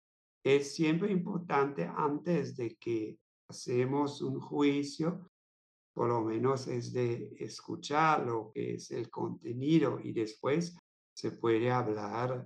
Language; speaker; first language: Spanish; non-native, fluent; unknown